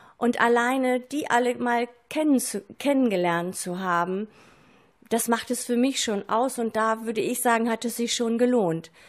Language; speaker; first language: German; native; German